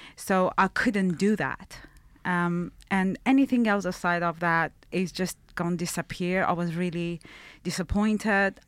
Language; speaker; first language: English; non-native, fluent; Persian